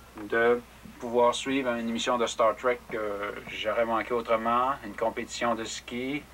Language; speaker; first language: French; native; French